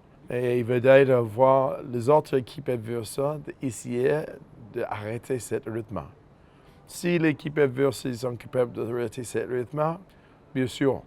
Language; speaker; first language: French; non-native, fluent; English